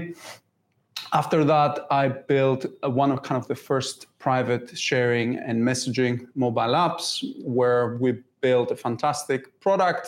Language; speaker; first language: English; non-native, fluent; Greek